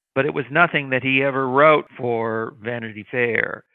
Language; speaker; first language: English; native; English